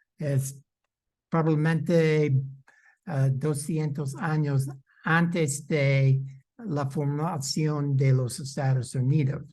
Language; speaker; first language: Spanish; non-native, fluent; English